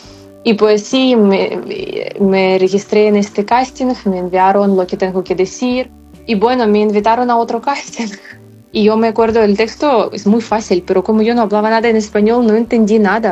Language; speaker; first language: Spanish; non-native, fluent; Ukrainian